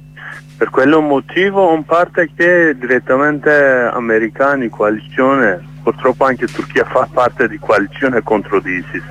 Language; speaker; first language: Italian; non-native, learner; Kurdish